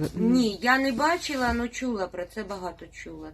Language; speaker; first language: Ukrainian; non-native, fluent; Russian